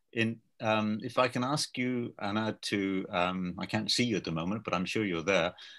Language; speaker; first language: English; native; English